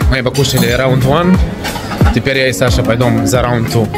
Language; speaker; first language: Russian; non-native, learner; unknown